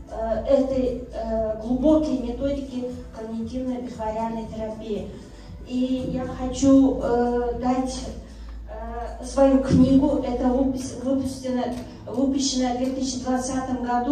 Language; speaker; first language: Russian; non-native, local second language; Uzbek